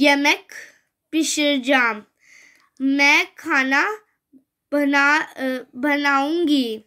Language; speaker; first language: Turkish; non-native, fluent; Urdu